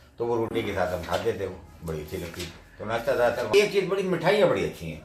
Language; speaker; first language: Urdu; native; Urdu